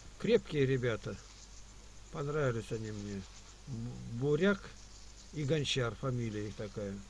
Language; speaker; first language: Russian; native; Russian